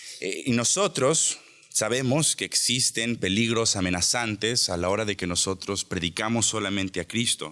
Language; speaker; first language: Spanish; native; Spanish